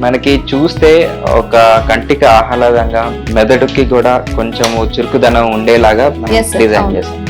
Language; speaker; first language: Telugu; native; Telugu